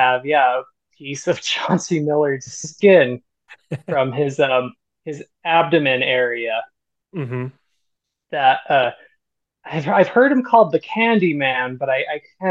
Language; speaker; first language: English; native; English